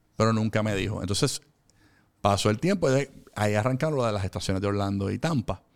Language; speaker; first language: Spanish; native; Spanish